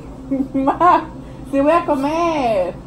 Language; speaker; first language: Spanish; early bilingual, heritage; Spanish